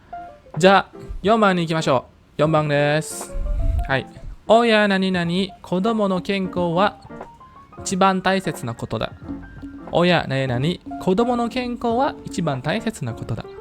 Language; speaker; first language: Japanese; non-native, fluent; Indonesian